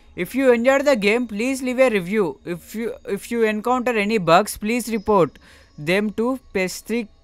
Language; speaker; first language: English; non-native, local second language; Telugu